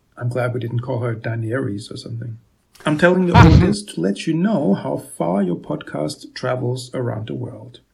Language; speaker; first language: English; non-native, fluent; German